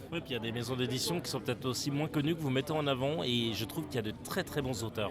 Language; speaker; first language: French; native; French